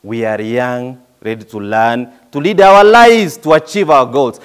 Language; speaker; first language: English; non-native, local second language; Swahili